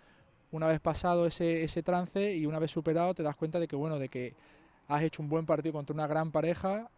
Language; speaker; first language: Spanish; native; Spanish